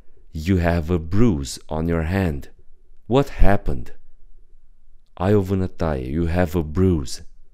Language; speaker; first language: English; non-native, fluent; Romanian